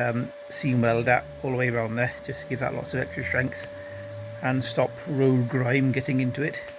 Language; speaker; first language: English; native; English